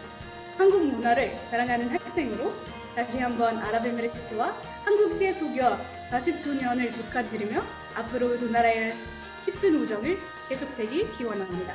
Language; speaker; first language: Korean; non-native, fluent; Arabic